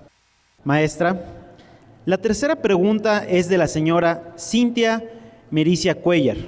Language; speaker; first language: Spanish; native; Spanish